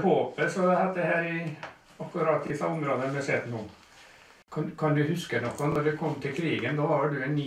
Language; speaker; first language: Norwegian; native; Norwegian